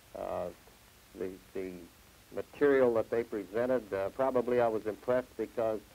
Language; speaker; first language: English; native; English